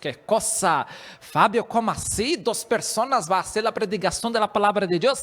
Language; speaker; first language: Spanish; non-native, learner; Portuguese